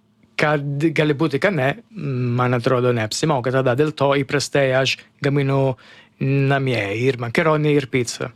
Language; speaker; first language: Lithuanian; non-native, learner; Italian